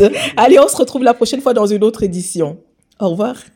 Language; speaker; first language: French; native; French